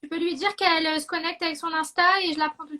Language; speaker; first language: French; native; French